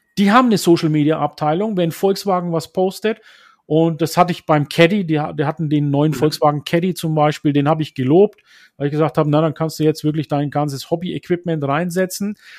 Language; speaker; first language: German; early bilingual, other home language; Turkish